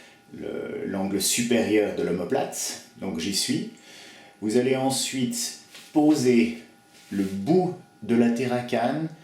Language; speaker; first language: French; native; French